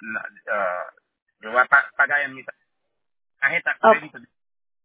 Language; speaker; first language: Spanish; non-native, learner; Haitian Creole